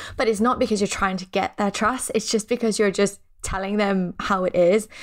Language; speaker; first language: English; non-native, fluent; Thai